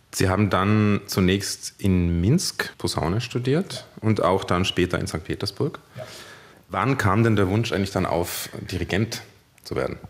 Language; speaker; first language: German; native; German